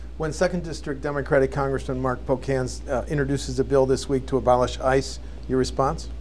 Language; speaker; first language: English; native; English